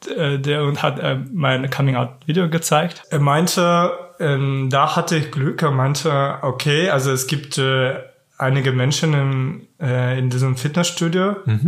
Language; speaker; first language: German; non-native, fluent; Kyrgyz